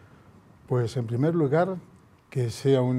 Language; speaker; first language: Spanish; native; Spanish